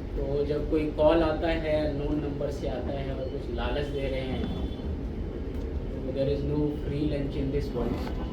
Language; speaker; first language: Hindi; non-native, local second language; Marathi